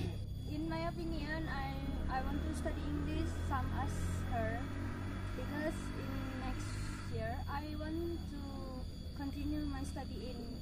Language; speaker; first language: English; non-native, learner; Indonesian